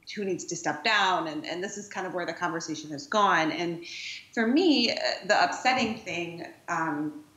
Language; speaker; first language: English; native; English